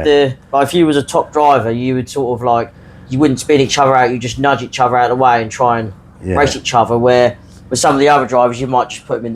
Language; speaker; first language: English; native; English